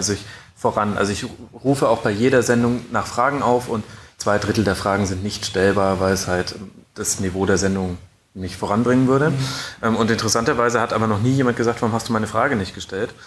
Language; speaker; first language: German; native; German